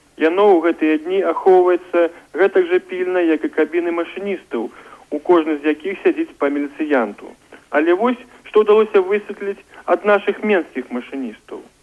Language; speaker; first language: Belarusian; native; Belarusian